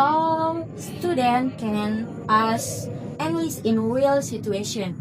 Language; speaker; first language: English; non-native, learner; Indonesian